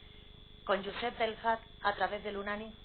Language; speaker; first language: Spanish; native; Spanish